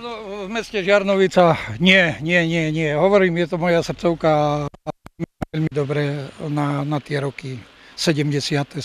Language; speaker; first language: Slovak; native; Slovak